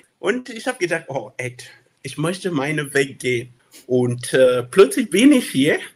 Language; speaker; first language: German; non-native, learner; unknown